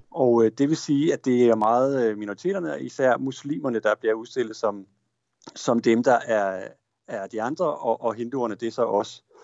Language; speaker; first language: Danish; native; Danish